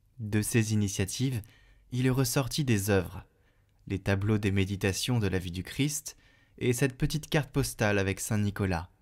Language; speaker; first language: French; native; French